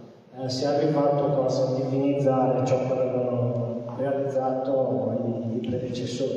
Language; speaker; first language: Italian; native; Italian